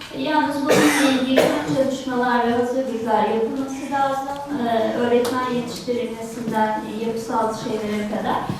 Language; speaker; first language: Turkish; native; Turkish